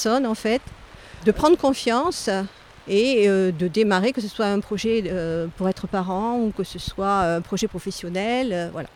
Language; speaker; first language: French; native; French